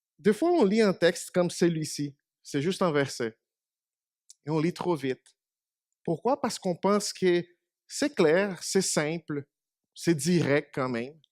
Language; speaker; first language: French; non-native, fluent; Portuguese